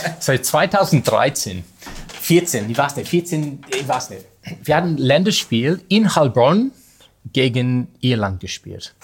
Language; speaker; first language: German; non-native, learner; English